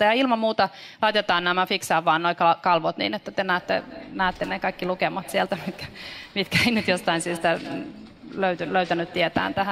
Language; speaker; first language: Finnish; native; Finnish